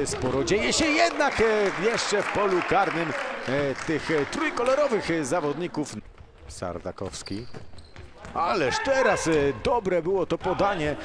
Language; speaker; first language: Polish; native; Polish